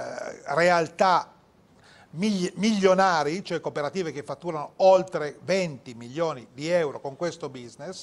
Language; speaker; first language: Italian; native; Italian